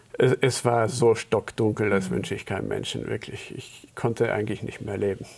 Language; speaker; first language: German; early bilingual, heritage; German